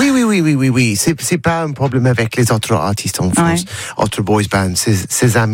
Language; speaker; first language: French; non-native, learner; English